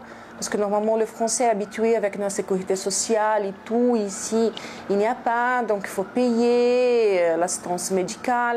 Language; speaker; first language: French; non-native, fluent; Portuguese